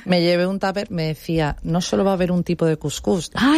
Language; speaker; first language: Spanish; native; Spanish